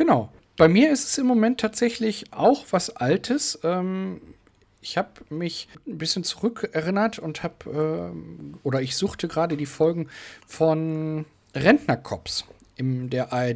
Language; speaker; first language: German; native; German